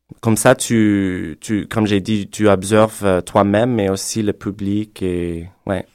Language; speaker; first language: French; non-native, fluent; English